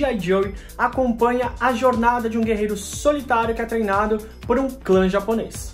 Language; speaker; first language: Portuguese; native; Portuguese